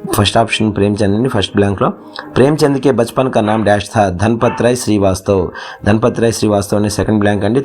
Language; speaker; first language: Hindi; non-native, local second language; Telugu